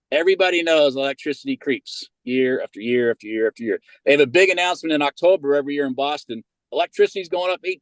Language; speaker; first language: English; native; English